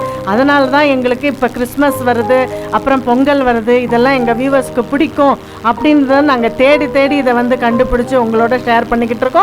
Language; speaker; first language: Tamil; native; Tamil